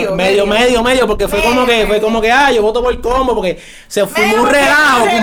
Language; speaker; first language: Spanish; native; Spanish